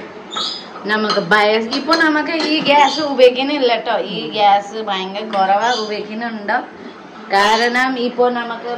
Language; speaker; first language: Malayalam; non-native, learner; Nepali